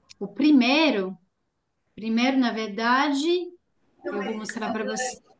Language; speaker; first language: Portuguese; non-native, fluent; French